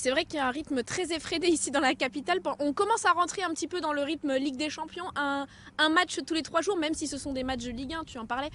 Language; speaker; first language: French; native; French